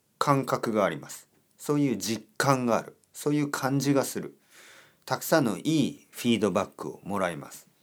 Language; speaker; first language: Japanese; native; Japanese